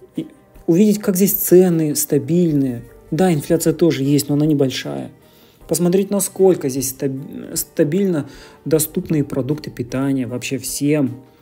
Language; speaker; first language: Russian; native; Russian